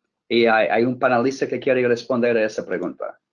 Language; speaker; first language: Spanish; non-native, fluent; English